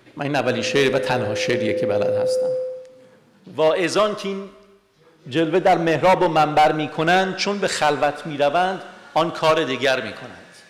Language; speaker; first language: Persian; non-native, local second language; Armenian